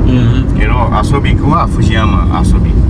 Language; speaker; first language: Japanese; non-native, learner; Portuguese